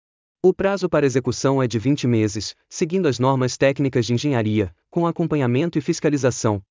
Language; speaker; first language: Portuguese; native; Portuguese